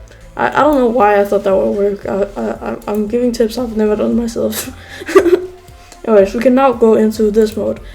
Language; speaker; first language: English; native; English